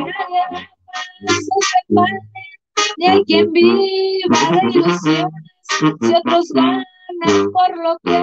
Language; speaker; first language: Spanish; native; Spanish